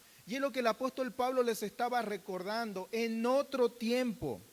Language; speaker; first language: Spanish; native; Spanish